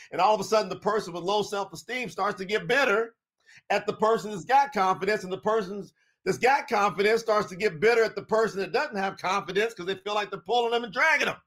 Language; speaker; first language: English; native; English